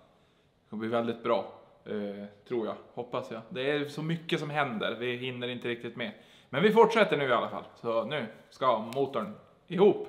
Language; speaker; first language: Swedish; native; Swedish